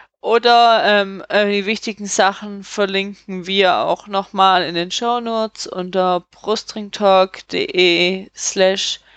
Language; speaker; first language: German; native; German